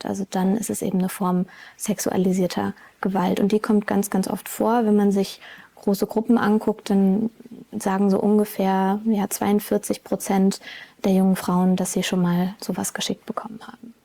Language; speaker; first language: German; native; German